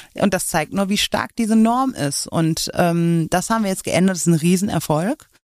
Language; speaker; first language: German; native; German